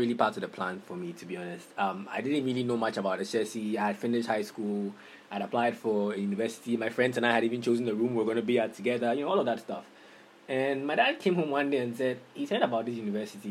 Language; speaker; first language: English; non-native, local second language; Akan